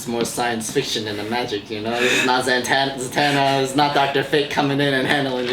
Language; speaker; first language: English; native; English